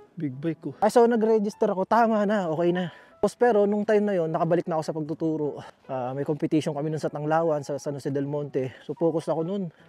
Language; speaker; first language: Filipino; native; Filipino